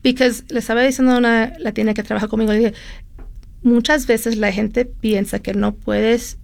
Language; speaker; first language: Spanish; early bilingual, heritage; Spanish